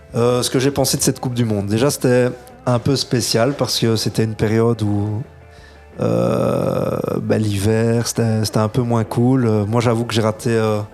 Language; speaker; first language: French; early bilingual, other home language; Italian